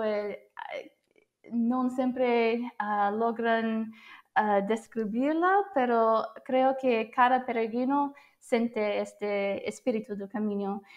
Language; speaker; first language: Portuguese; non-native, fluent; English